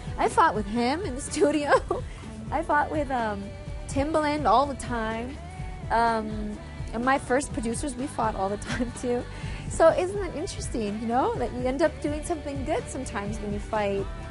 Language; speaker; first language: English; native; English